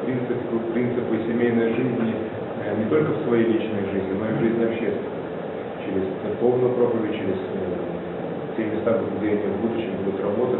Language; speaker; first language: Russian; native; Russian